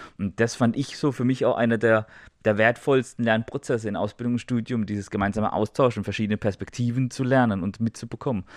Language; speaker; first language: German; native; German